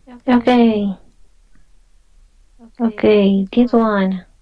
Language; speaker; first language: English; non-native, fluent; Spanish